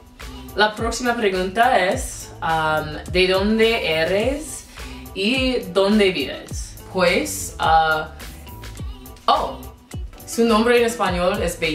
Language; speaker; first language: Spanish; non-native, learner; English